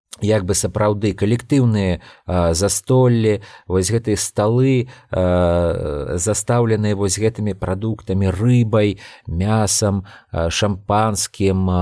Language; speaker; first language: Belarusian; non-native, local second language; Russian